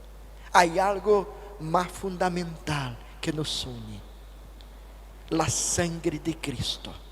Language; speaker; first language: Spanish; non-native, fluent; Portuguese